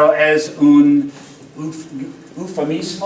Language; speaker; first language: Spanish; non-native, learner; English